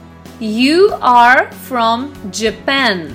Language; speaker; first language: English; non-native, fluent; Russian